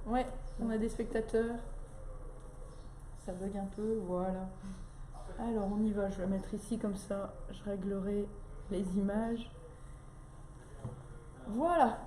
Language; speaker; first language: French; native; French